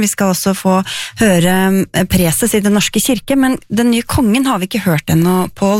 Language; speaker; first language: Norwegian; native; Norwegian